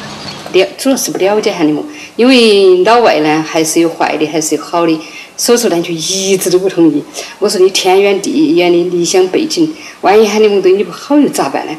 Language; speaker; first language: Chinese; native; Chinese